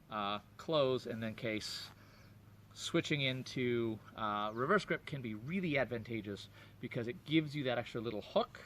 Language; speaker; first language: English; native; English